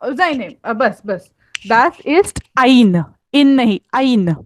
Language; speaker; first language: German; non-native, fluent; Hindi